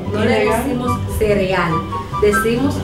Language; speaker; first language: Spanish; native; Spanish